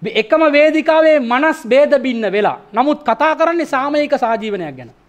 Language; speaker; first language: Sinhala; non-native, local second language; Tamil